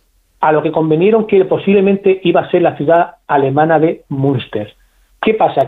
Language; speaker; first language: Spanish; native; Spanish